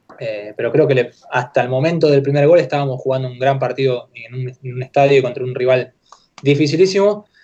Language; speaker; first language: Spanish; native; Spanish